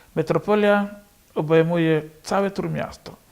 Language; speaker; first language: Polish; non-native, fluent; Igbo